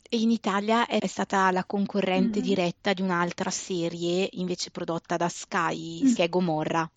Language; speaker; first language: Italian; native; Italian